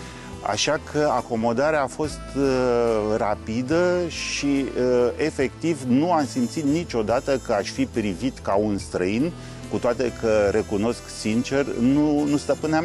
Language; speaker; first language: Romanian; native; Romanian